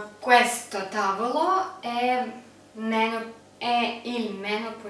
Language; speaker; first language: Italian; non-native, learner; English